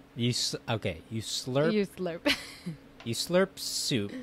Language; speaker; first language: English; early bilingual, other home language; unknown